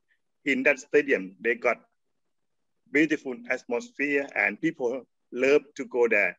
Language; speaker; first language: English; non-native, learner; Thai